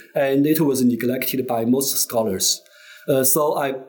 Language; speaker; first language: English; non-native, fluent; Chinese